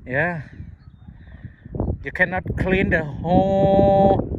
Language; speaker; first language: English; non-native, learner; Lao